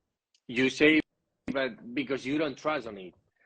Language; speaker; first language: English; non-native, learner; Spanish